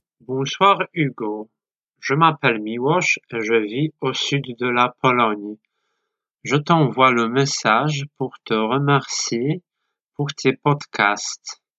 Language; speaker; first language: French; non-native, learner; Polish